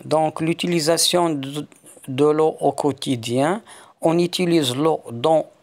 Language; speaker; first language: French; non-native, local second language; Arabic